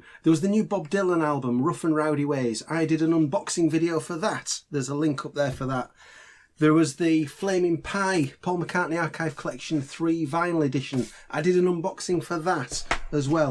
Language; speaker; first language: English; native; English